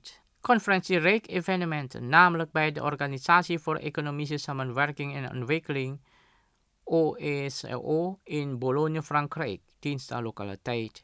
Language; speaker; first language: Dutch; non-native, fluent; Indonesian